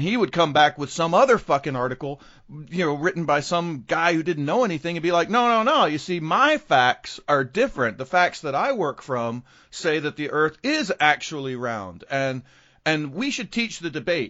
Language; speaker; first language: English; native; English